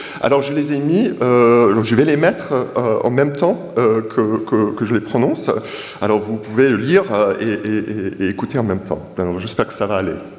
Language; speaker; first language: French; non-native, fluent; English